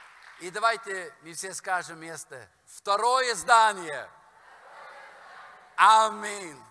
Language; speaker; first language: Russian; non-native, fluent; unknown